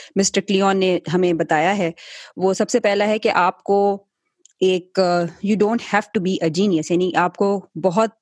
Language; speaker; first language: Urdu; native; Urdu